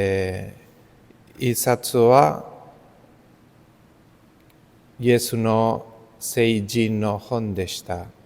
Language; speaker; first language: Japanese; non-native, learner; Spanish